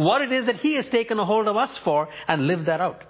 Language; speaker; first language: English; non-native, local second language; Tamil